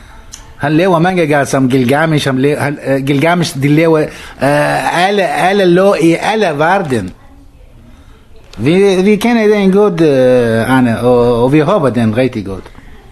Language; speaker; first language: Danish; non-native, learner; Arabic